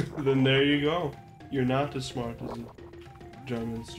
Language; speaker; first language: English; native; English